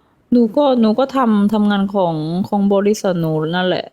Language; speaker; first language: Thai; early bilingual, heritage; Thai